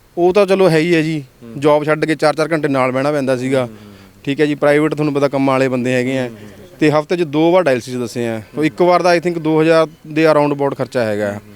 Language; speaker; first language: Punjabi; native; Punjabi